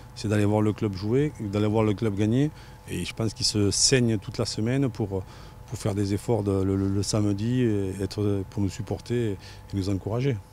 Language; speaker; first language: French; native; French